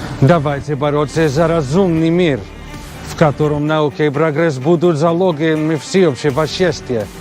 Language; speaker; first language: Russian; non-native, learner; English